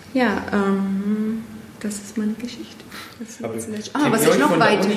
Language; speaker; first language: German; non-native, fluent; English